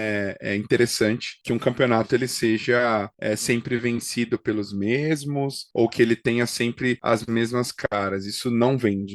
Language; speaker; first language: Portuguese; native; Portuguese